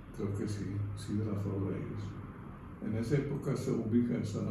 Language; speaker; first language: Spanish; non-native, fluent; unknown